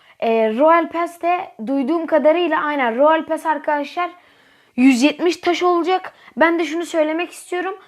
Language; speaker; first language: Turkish; native; Turkish